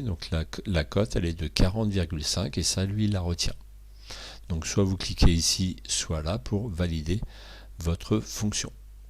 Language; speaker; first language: French; native; French